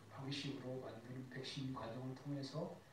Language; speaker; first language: Korean; native; Korean